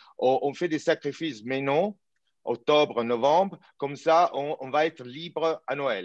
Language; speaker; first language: French; non-native, fluent; Italian